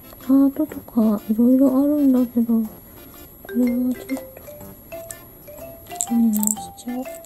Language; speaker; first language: Japanese; native; Japanese